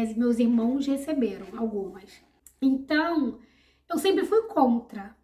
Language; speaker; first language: Portuguese; native; Portuguese